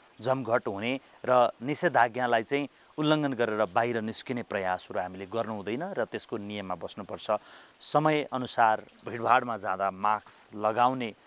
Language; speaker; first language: Nepali; native; Nepali